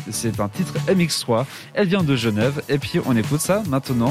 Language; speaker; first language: French; native; French